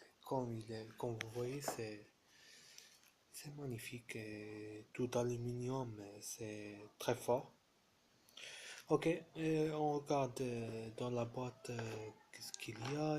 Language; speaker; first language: French; non-native, fluent; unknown